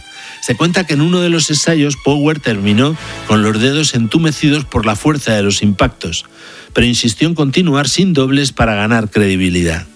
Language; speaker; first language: Spanish; native; Spanish